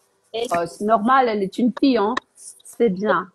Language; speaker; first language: French; non-native, fluent; Ukrainian